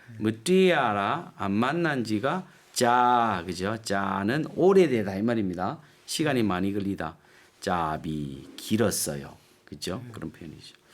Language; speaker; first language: Korean; native; Korean